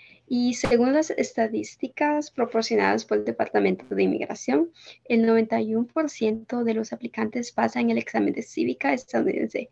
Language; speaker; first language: Spanish; early bilingual, heritage; Spanish